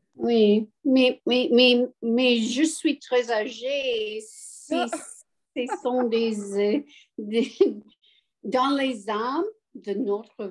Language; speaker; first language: French; non-native, learner; English